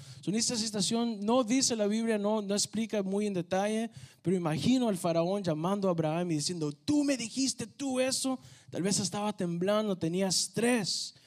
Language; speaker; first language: Spanish; early bilingual, heritage; Spanish